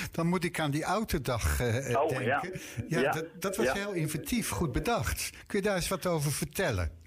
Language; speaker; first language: Dutch; native; Dutch